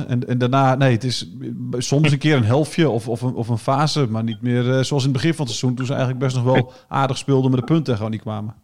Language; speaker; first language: Dutch; native; Dutch